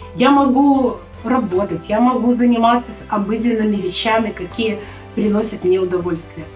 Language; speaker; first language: Russian; native; Russian